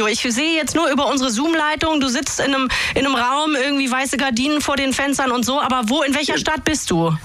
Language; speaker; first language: German; native; German